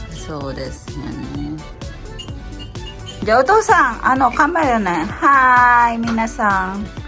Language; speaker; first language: Japanese; non-native, fluent; Filipino